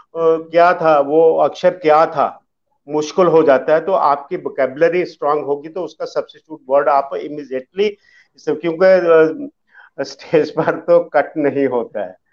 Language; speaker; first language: Hindi; early bilingual, other home language; Dogri